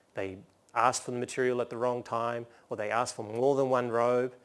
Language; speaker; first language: English; native; English